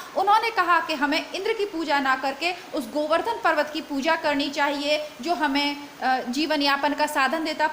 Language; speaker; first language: Hindi; native; Hindi